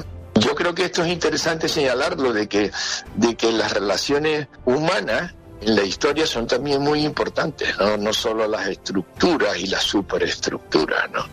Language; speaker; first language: Spanish; native; Spanish